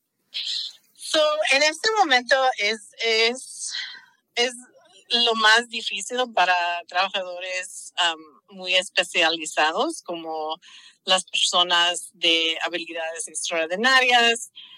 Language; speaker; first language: Spanish; non-native, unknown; English